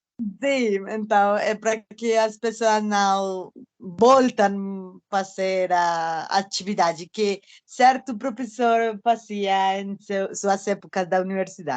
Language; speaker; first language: Portuguese; non-native, fluent; Spanish